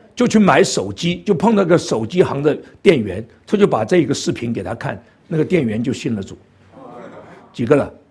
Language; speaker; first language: Chinese; non-native, local second language; Cantonese